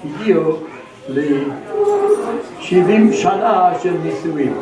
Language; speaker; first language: Hebrew; non-native, fluent; German